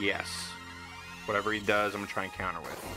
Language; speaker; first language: English; native; English